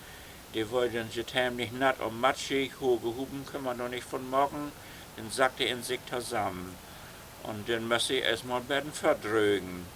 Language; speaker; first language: German; non-native, local second language; Low German